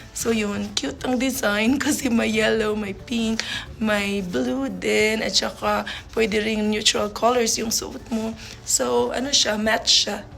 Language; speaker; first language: Filipino; non-native, local second language; Hiligaynon